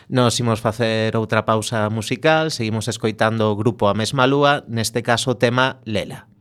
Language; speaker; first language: Galician; native; Galician